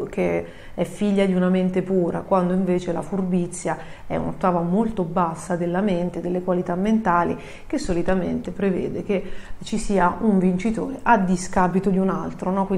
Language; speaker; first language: Italian; native; Italian